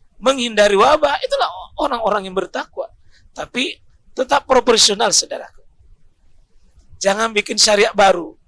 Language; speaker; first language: Indonesian; native; Indonesian